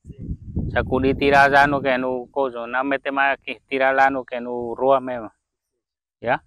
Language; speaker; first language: Portuguese; non-native, learner; Vietnamese